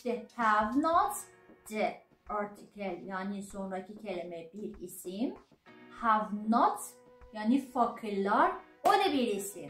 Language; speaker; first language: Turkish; non-native, learner; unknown